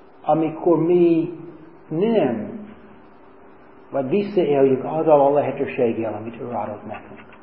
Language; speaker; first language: Hungarian; non-native, fluent; English